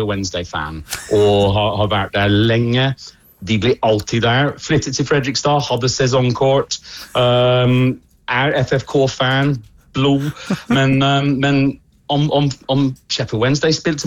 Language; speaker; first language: Norwegian; non-native, fluent; English